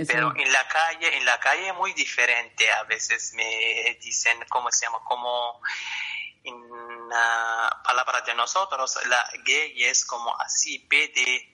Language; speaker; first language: Spanish; non-native, learner; Arabic